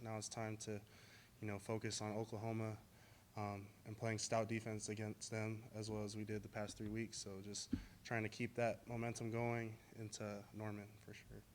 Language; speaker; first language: English; native; English